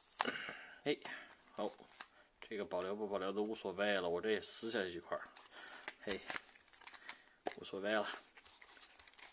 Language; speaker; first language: Chinese; native; Chinese